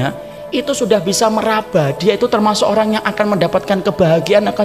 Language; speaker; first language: Indonesian; native; Indonesian